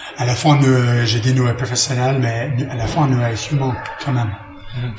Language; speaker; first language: French; non-native, learner; English